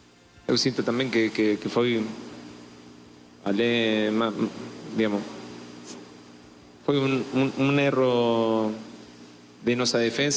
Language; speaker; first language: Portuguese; non-native, learner; Spanish